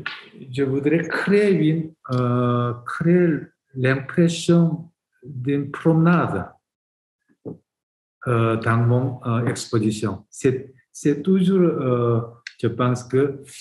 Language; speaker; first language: French; non-native, fluent; Korean